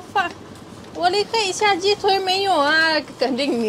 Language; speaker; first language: Chinese; non-native, learner; Indonesian